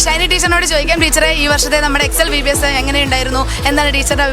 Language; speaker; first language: Malayalam; native; Malayalam